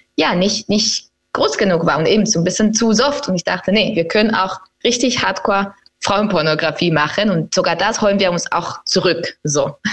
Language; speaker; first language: German; non-native, fluent; Spanish